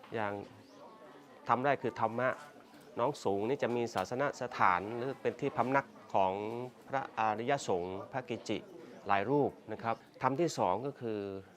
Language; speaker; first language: Thai; native; Thai